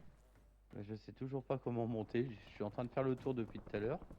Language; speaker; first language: French; native; French